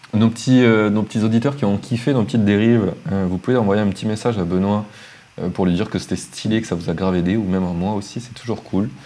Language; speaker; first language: French; native; French